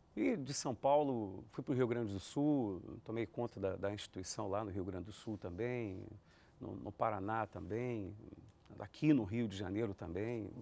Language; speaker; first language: Portuguese; native; Portuguese